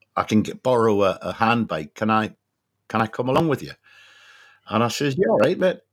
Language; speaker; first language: English; native; English